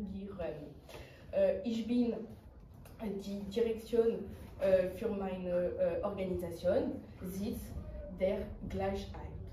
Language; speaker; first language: German; non-native, learner; French